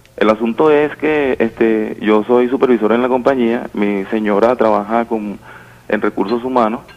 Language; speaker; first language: Spanish; native; Spanish